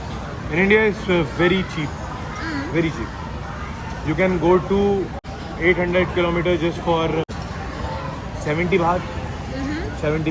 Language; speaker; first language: English; non-native, local second language; Hindi